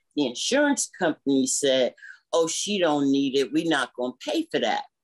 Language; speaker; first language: English; native; English